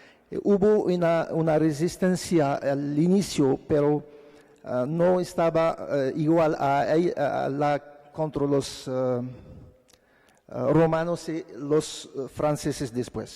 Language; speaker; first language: Spanish; non-native, fluent; Arabic